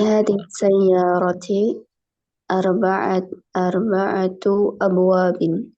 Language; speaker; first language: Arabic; non-native, learner; Indonesian